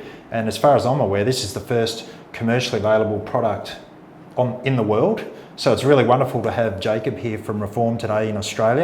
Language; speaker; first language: English; native; English